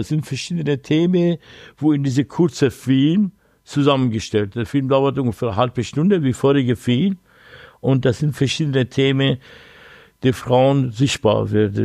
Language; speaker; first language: German; non-native, learner; Persian